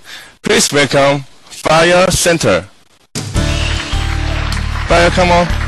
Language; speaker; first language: English; non-native, learner; Korean